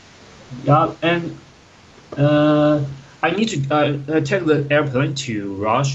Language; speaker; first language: English; non-native, learner; Chinese